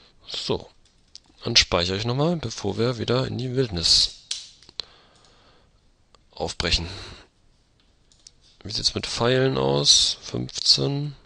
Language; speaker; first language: German; native; German